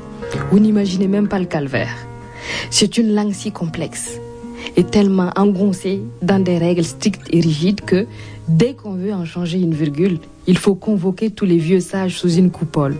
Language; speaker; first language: French; non-native, local second language; Mossi